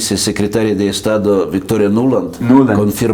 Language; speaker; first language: Spanish; non-native, fluent; Russian